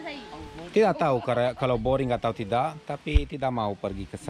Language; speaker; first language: Indonesian; non-native, learner; Romanian